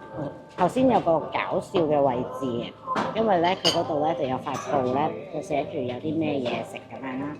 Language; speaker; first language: Cantonese; native; Cantonese